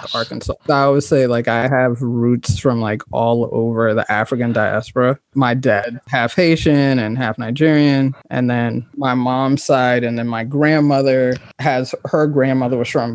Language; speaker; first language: English; native; English